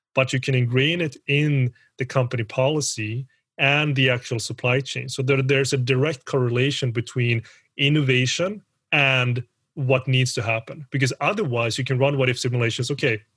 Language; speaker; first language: English; early bilingual, other home language; Spanish